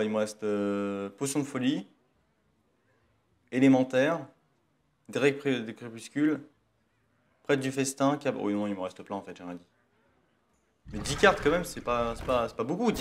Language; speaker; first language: French; native; French